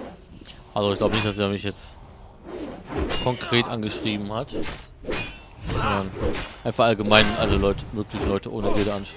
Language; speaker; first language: German; native; German